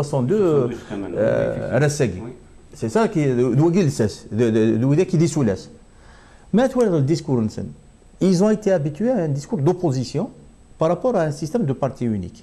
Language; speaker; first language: French; non-native, local second language; Kabyle